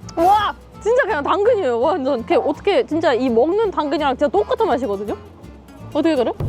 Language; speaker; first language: Korean; non-native, fluent; German